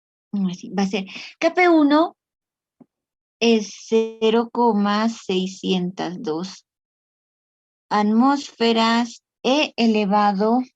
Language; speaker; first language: Spanish; native; Spanish